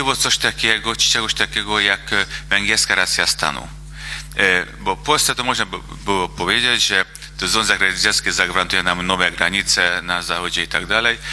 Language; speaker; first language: Polish; non-native, fluent; Hungarian